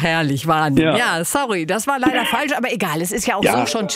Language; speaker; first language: German; native; German